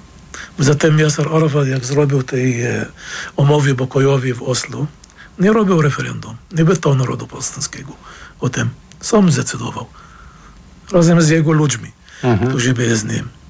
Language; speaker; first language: Polish; non-native, fluent; Arabic